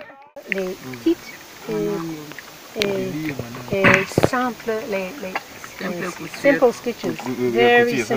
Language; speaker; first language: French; non-native, learner; English